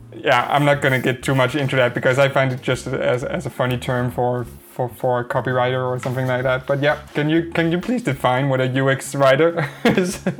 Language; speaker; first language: English; non-native, fluent; Danish